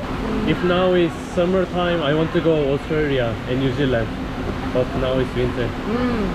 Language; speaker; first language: English; non-native, learner; Korean